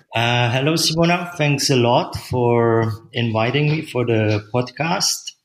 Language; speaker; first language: English; non-native, fluent; Czech